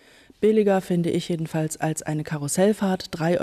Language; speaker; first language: German; native; German